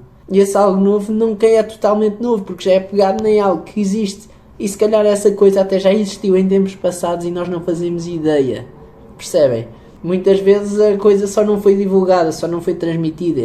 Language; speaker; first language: Portuguese; native; Portuguese